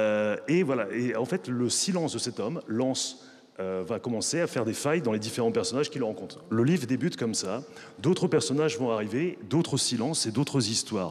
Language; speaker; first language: French; native; French